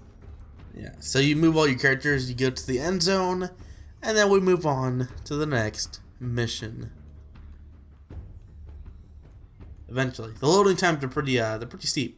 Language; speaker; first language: English; native; English